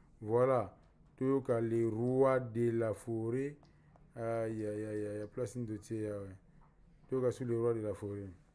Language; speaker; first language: French; non-native, local second language; Lingala